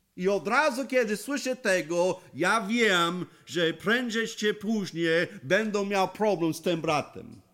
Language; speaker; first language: Polish; non-native, learner; English